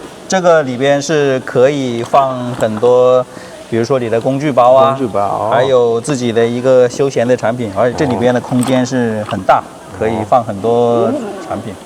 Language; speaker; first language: Chinese; native; Chinese